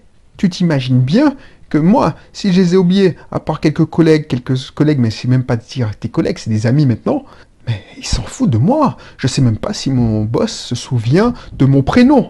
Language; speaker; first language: French; native; French